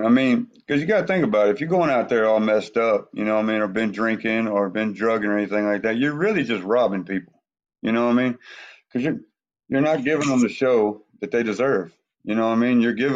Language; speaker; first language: English; native; English